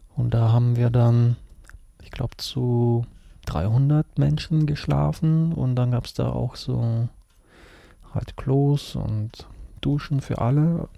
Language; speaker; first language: German; early bilingual, other home language; Russian